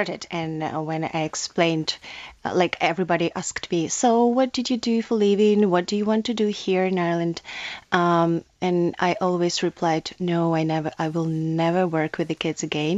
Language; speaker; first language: English; non-native, learner; Ukrainian